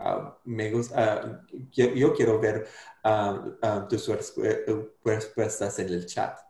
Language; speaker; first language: Spanish; non-native, fluent; English